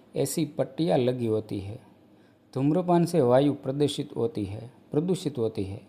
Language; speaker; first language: Hindi; non-native, local second language; Gujarati